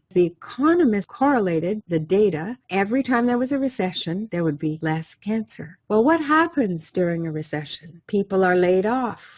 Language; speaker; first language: English; native; English